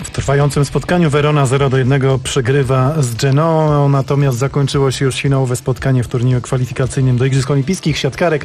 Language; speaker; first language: Polish; native; Polish